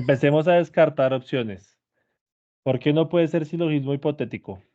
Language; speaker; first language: Spanish; native; Spanish